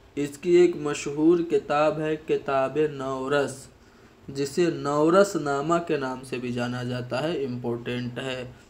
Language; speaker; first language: Urdu; native; Urdu